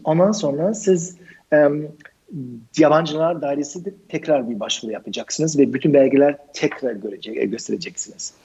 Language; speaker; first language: Turkish; non-native, fluent; German